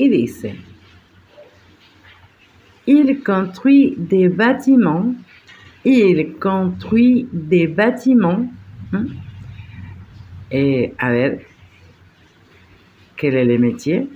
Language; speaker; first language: French; non-native, fluent; Spanish